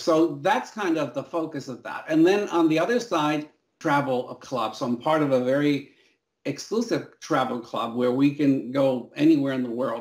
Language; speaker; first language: English; early bilingual, other home language; Spanish